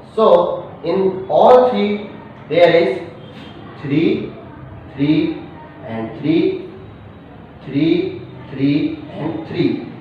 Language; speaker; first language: English; non-native, local second language; Hindi